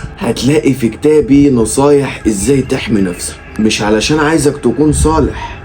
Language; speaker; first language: Arabic; native; Arabic